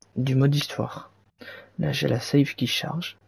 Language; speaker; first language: French; native; French